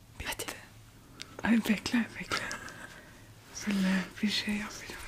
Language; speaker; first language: Turkish; early bilingual, heritage; Turkish